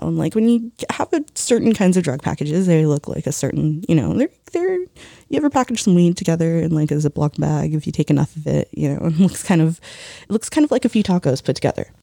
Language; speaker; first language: English; early bilingual, other home language; Spanish